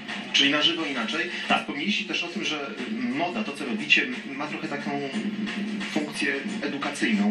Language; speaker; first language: Polish; native; Polish